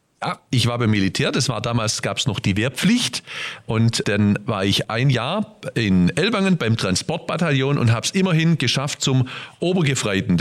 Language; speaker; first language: German; native; German